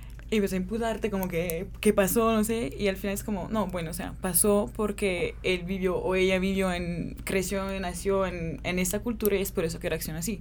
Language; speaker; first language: Spanish; non-native, fluent; French